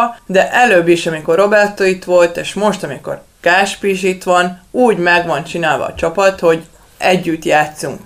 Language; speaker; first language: Hungarian; non-native, learner; Serbian